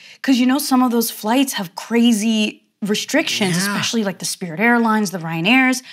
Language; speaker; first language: English; early bilingual, other home language; Portuguese